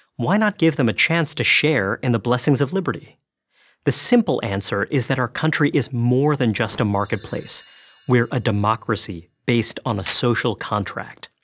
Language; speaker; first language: English; early bilingual, other home language; Bangla